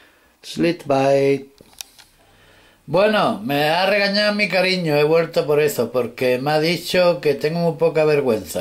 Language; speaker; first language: Spanish; native; Spanish